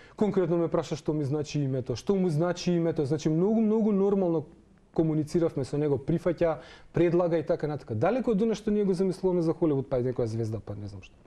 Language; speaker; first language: Macedonian; non-native, local second language; Serbian